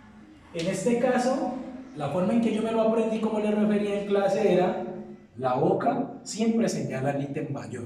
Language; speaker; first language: Spanish; native; Spanish